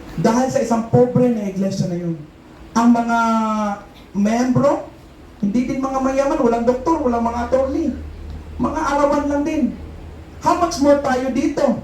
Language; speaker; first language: Filipino; non-native, local second language; Cebuano